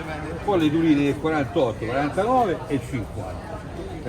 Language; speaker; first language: Italian; native; Italian